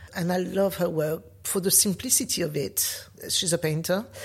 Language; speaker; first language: English; non-native, fluent; French